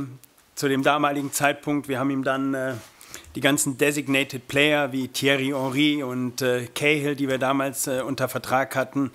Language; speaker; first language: German; native; German